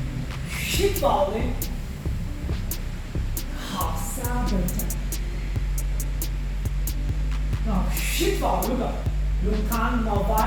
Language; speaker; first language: Vietnamese; non-native, learner; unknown